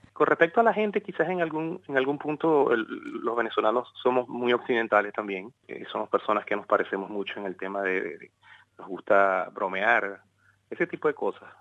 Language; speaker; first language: Spanish; native; Spanish